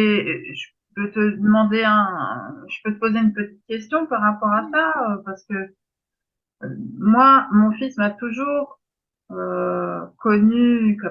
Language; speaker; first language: French; native; French